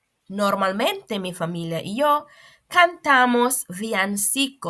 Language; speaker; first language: Spanish; non-native, fluent; English